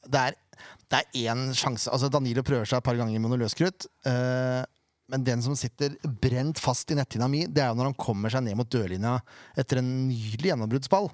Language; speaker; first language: Norwegian; native; Norwegian